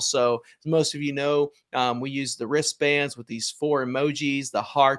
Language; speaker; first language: English; native; English